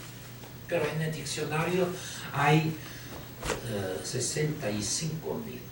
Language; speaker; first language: Spanish; non-native, learner; Chinese